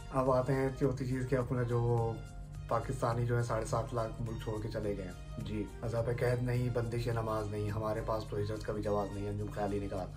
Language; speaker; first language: Urdu; native; Urdu